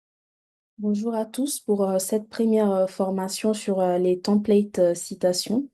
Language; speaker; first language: French; native; French